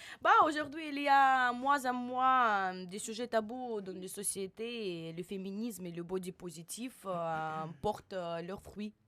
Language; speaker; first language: French; non-native, learner; Russian